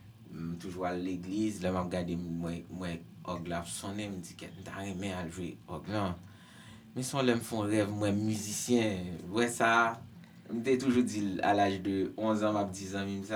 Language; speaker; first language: English; non-native, learner; Haitian Creole